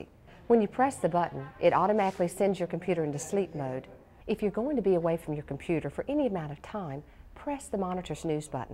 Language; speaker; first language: English; native; English